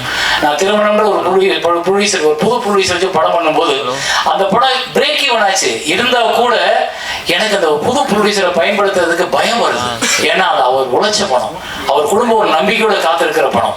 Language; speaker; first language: Tamil; native; Tamil